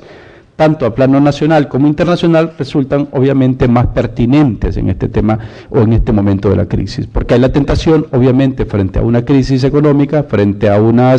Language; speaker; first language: Spanish; native; Spanish